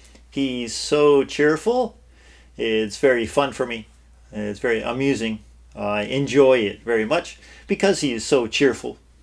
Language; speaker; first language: English; native; English